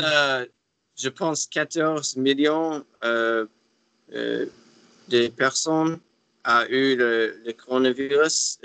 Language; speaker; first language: French; non-native, learner; English